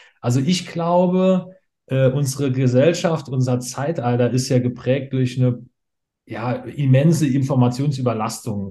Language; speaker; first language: German; native; German